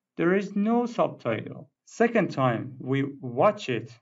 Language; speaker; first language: English; non-native, fluent; Persian